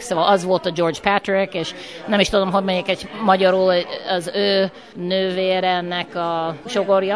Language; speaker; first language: Hungarian; early bilingual, heritage; English